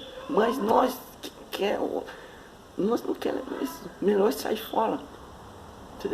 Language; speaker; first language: Portuguese; non-native, fluent; Haitian Creole